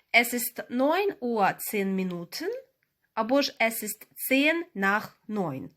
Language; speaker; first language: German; non-native, fluent; Ukrainian